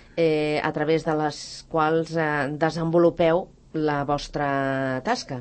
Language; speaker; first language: Catalan; native; Catalan